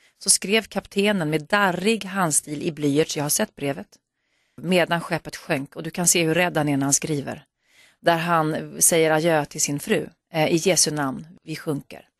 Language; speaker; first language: Swedish; native; Swedish